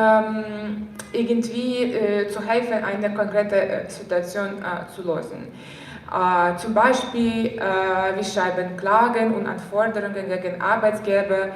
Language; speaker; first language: German; non-native, fluent; Ukrainian